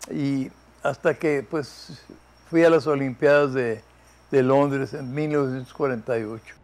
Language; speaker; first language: Spanish; early bilingual, heritage; Spanish